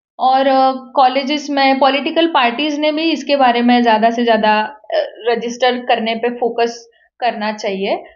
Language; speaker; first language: Hindi; non-native, local second language; Marathi